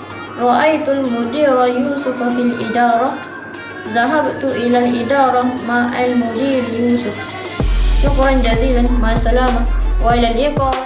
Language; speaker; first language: Arabic; non-native, learner; Malay